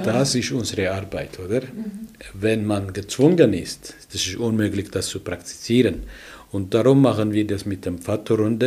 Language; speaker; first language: German; non-native, learner; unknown